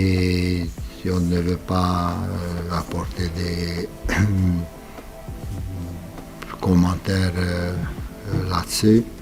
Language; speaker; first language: French; non-native, fluent; Romanian